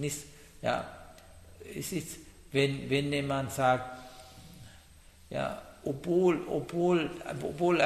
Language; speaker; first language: German; non-native, learner; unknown